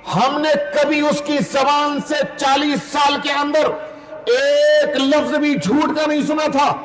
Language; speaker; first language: Urdu; native; Urdu